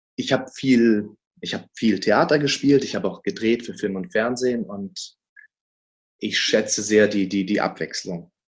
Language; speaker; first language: German; native; German